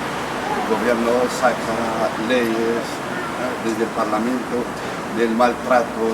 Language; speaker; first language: Spanish; non-native, fluent; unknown